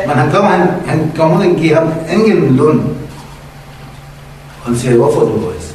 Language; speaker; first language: Danish; non-native, learner; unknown